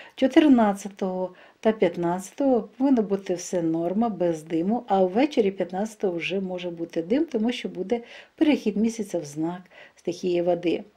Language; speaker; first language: Ukrainian; non-native, local second language; Russian